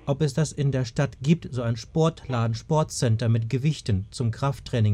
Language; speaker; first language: German; native; German